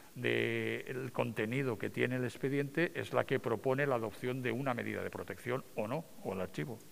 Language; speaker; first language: Spanish; non-native, local second language; Catalan